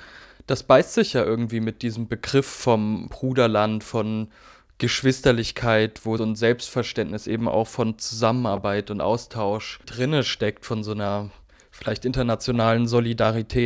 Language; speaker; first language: German; native; German